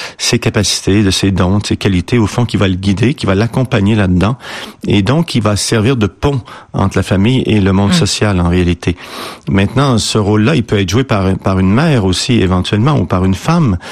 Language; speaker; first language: French; native; French